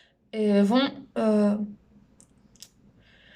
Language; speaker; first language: French; non-native, learner; Spanish